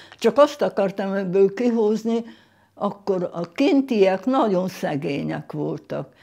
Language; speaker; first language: Hungarian; non-native, local second language; German